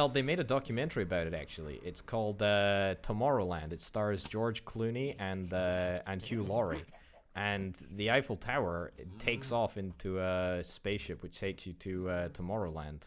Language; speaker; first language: English; native; English